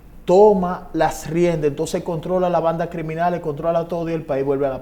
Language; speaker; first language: Spanish; native; Spanish